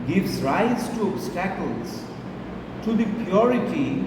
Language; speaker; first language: English; non-native, local second language; Bangla